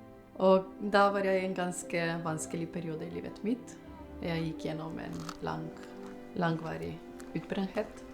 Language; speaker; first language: Norwegian; non-native, fluent; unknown